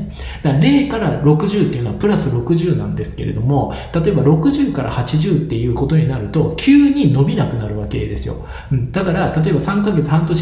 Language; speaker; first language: Japanese; native; Japanese